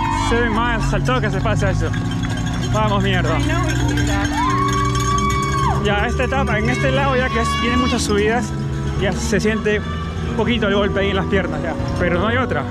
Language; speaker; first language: Spanish; native; Spanish